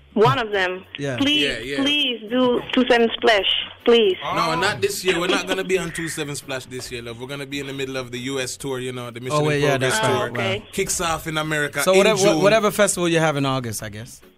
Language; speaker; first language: English; native; English